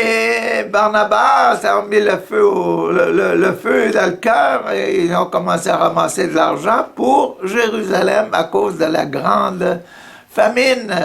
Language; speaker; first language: French; native; French